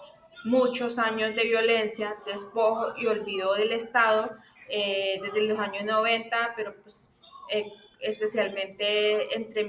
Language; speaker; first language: Spanish; native; Spanish